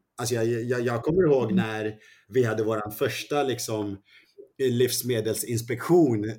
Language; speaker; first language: Swedish; early bilingual, other home language; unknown